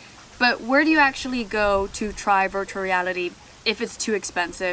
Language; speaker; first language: English; native; English